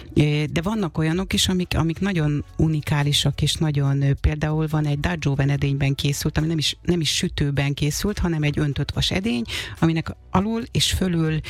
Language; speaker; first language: Hungarian; native; Hungarian